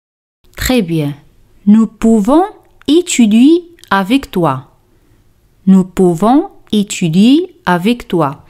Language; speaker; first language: French; non-native, fluent; Spanish